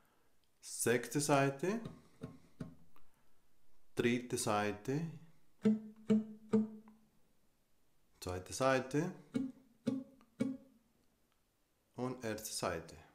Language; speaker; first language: German; non-native, fluent; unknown